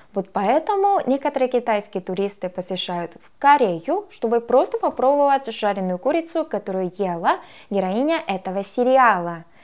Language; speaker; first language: Russian; non-native, fluent; Korean